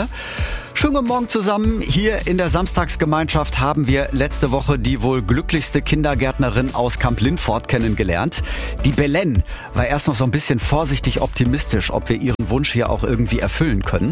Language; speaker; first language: German; native; German